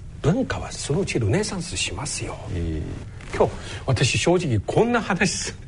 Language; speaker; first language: Japanese; non-native, fluent; Chinese